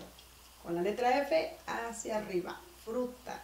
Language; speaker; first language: Spanish; native; Spanish